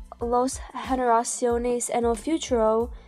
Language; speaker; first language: Spanish; non-native, learner; English